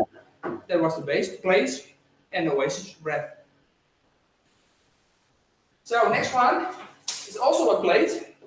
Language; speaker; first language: English; non-native, fluent; Dutch